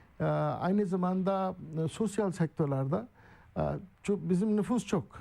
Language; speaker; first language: Turkish; non-native, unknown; Urdu